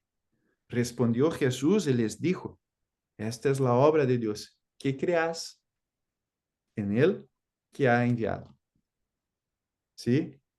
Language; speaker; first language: Spanish; non-native, fluent; Portuguese